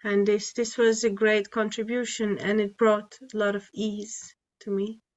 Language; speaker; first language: English; non-native, fluent; Hungarian